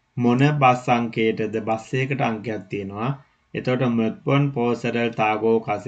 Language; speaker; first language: Korean; non-native, learner; Sinhala